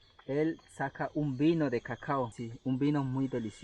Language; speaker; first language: Spanish; non-native, local second language; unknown